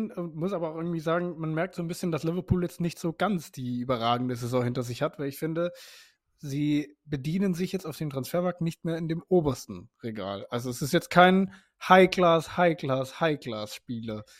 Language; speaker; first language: German; native; German